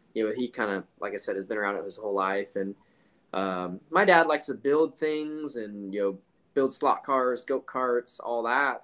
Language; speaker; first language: English; native; English